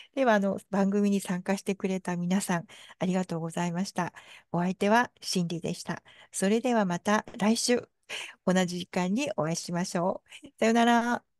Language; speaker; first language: Japanese; native; Japanese